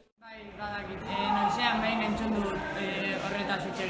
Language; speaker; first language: Basque; non-native, local second language; Spanish